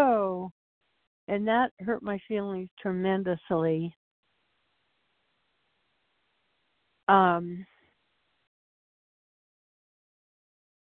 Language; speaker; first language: English; native; English